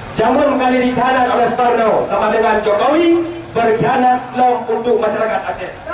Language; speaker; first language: Malay; non-native, local second language; Achinese